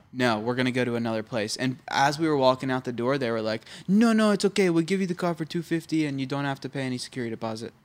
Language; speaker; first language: English; native; English